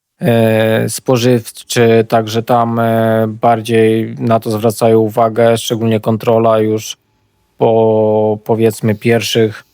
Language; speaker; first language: Polish; native; Polish